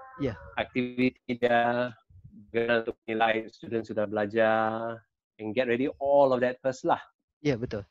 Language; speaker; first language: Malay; non-native, local second language; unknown